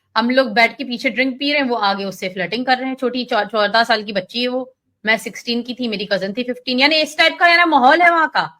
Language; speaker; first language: Hindi; early bilingual, heritage; Urdu